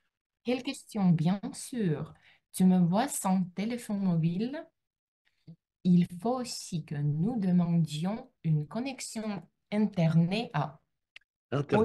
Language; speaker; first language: French; non-native, learner; Russian